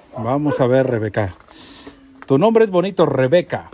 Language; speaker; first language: Spanish; native; Spanish